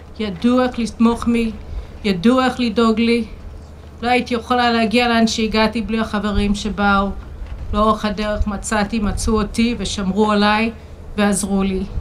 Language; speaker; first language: Hebrew; non-native, fluent; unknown